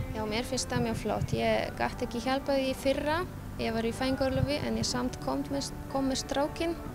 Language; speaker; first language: Icelandic; non-native, fluent; Polish